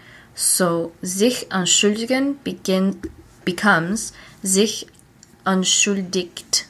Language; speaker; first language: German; non-native, learner; English